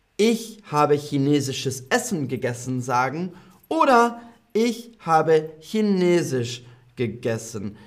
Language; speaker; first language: German; non-native, fluent; English